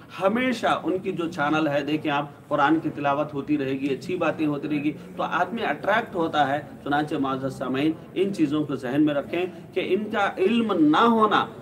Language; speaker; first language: Urdu; native; Urdu